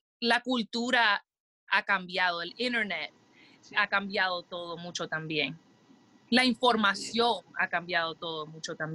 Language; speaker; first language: Spanish; early bilingual, heritage; Spanish